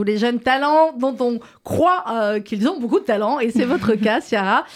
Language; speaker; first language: French; native; French